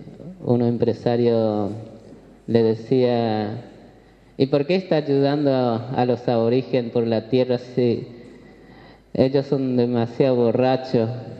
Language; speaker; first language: Spanish; non-native, local second language; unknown